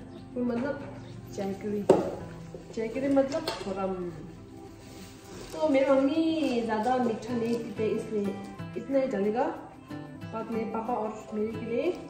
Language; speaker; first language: Hindi; non-native, local second language; Tibetan